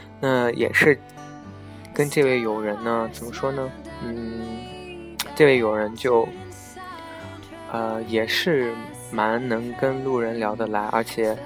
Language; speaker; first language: Chinese; native; Chinese